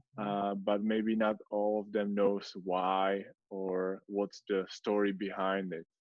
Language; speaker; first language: English; non-native, fluent; Czech